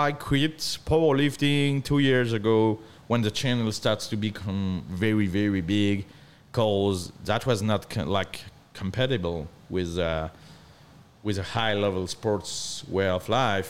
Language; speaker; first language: English; non-native, learner; French